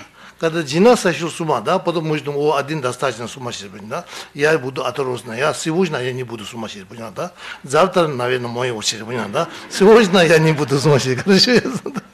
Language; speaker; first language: Russian; non-native, learner; Tibetan